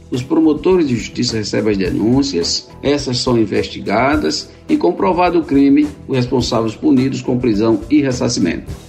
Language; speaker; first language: Portuguese; native; Portuguese